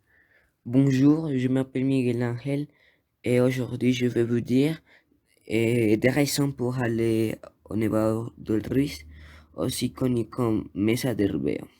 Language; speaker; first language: French; non-native, learner; Spanish